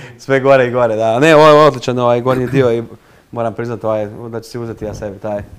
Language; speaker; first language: Croatian; native; Croatian